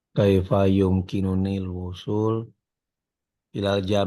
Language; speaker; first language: Arabic; non-native, learner; Indonesian